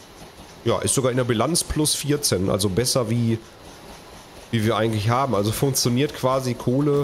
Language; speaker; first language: German; native; German